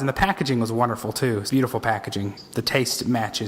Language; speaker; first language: English; native; English